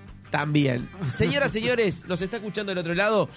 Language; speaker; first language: Spanish; native; Spanish